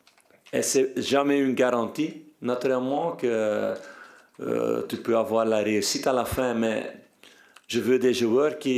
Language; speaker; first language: French; non-native, fluent; Dutch